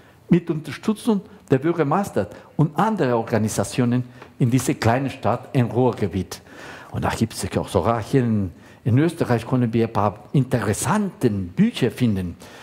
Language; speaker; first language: German; non-native, fluent; Spanish